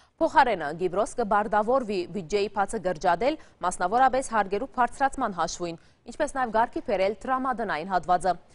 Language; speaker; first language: Armenian; early bilingual, heritage; Armenian